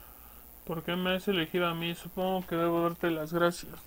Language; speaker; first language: Spanish; native; Spanish